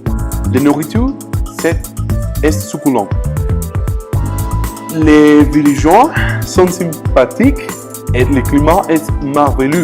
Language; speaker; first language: French; non-native, learner; Spanish